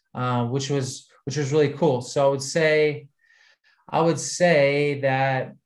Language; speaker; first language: English; native; English